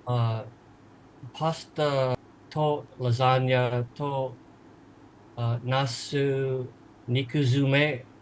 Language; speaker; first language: Japanese; non-native, learner; English